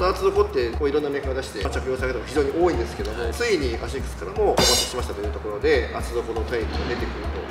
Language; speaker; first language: Japanese; native; Japanese